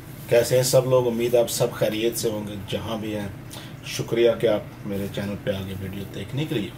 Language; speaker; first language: Urdu; early bilingual, other home language; Punjabi